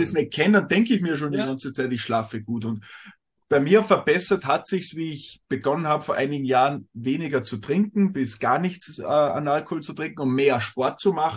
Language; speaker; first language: German; native; German